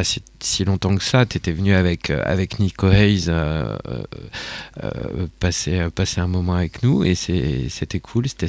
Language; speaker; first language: French; native; French